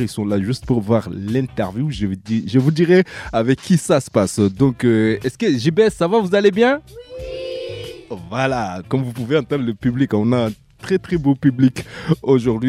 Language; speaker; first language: French; native; French